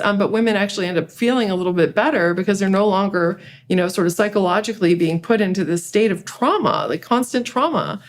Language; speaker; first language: English; native; English